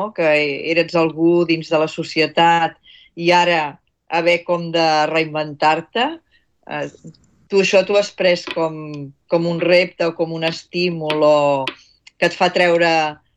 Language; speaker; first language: Catalan; native; Catalan